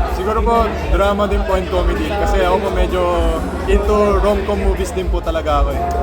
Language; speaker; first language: Filipino; native; Filipino